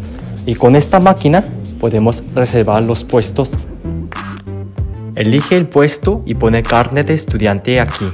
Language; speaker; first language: Spanish; non-native, learner; Korean